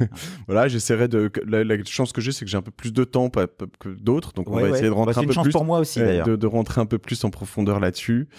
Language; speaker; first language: French; native; French